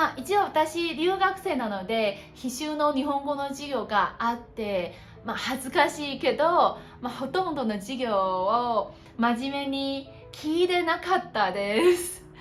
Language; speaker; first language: Japanese; non-native, fluent; Chinese